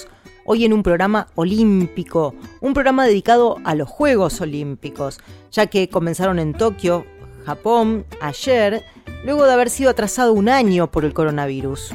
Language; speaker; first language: Spanish; native; Spanish